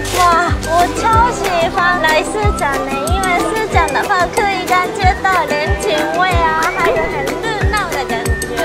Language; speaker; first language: Chinese; non-native, learner; Japanese